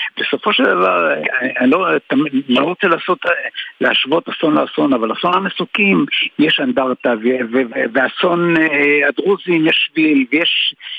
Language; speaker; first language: Hebrew; native; Hebrew